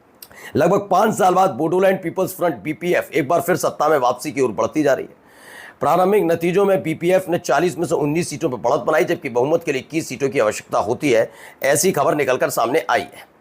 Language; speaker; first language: Hindi; native; Hindi